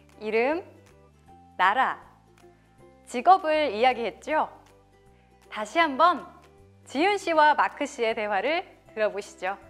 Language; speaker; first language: Korean; native; Korean